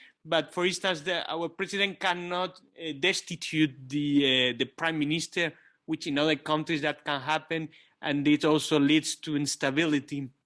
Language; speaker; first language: English; non-native, fluent; Kabuverdianu